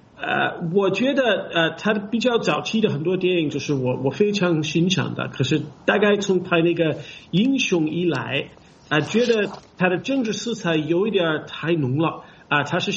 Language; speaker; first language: Chinese; non-native, fluent; English